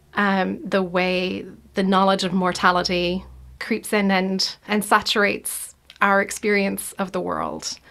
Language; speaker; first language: English; native; English